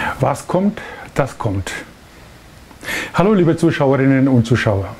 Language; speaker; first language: German; non-native, fluent; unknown